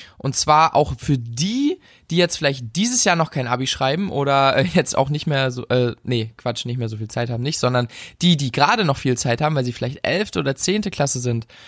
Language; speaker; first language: German; native; German